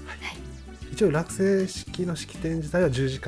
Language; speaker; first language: Japanese; native; Japanese